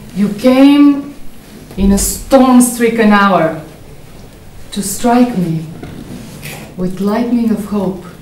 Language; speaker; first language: English; non-native, fluent; Bulgarian